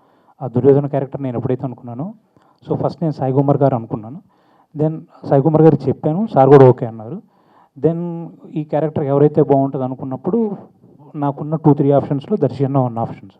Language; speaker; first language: Telugu; native; Telugu